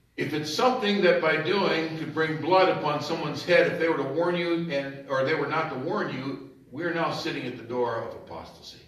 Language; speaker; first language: English; native; English